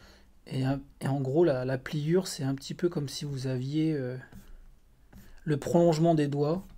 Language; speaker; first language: French; native; French